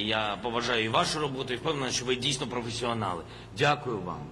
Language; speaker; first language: Ukrainian; non-native, local second language; Russian